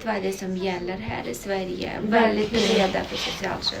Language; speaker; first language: Swedish; non-native, local second language; Russian